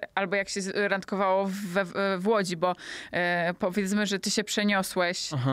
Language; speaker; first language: Polish; native; Polish